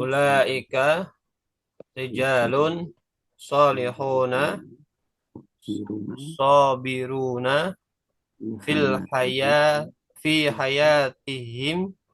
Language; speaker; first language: Arabic; non-native, learner; Indonesian